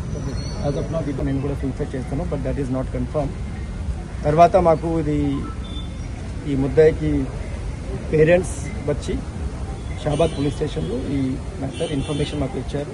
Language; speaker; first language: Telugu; non-native, learner; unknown